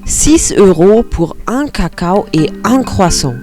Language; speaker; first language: French; non-native, learner; German